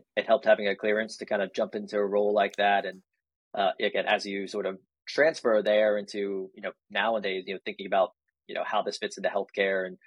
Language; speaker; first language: English; native; English